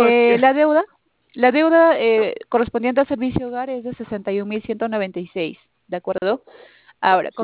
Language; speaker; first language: Spanish; native; Spanish